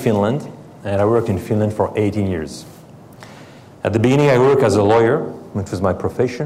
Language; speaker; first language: English; non-native, fluent; French